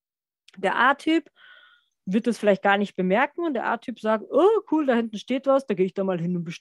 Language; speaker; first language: German; native; German